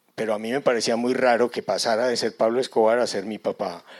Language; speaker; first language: Spanish; native; Spanish